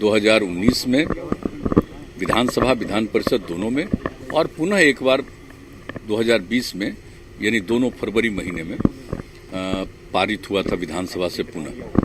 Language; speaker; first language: Hindi; native; Hindi